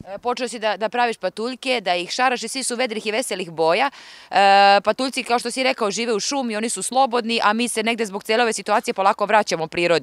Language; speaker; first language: Serbian; native; Serbian